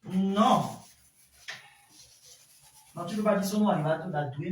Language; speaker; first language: Italian; non-native, fluent; French